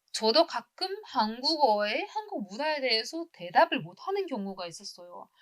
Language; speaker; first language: Korean; non-native, fluent; Uzbek